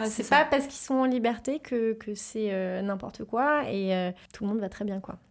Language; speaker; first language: French; native; French